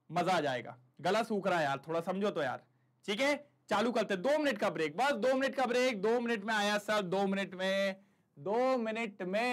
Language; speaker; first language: Hindi; native; Hindi